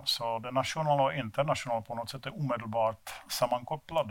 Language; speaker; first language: Swedish; non-native, fluent; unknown